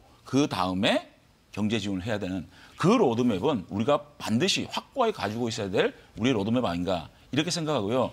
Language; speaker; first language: Korean; native; Korean